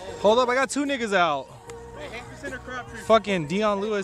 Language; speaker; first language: English; native; English